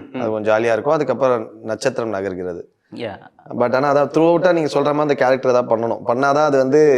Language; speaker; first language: Tamil; non-native, learner; Malayalam